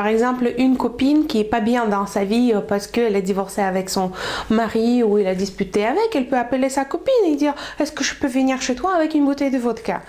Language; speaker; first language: French; non-native, fluent; Russian